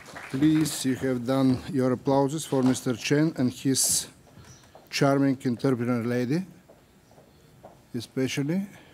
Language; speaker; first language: English; non-native, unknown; Bulgarian